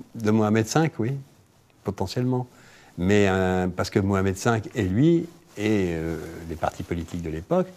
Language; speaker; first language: French; native; French